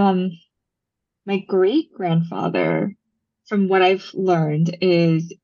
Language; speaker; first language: English; early bilingual, other home language; Japanese